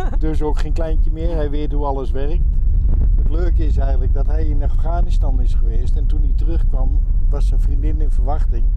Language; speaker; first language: Dutch; native; Dutch